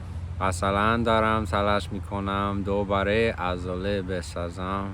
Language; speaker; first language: Persian; non-native, fluent; English